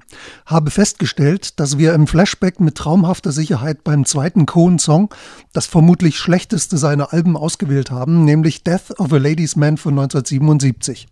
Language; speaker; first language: German; native; German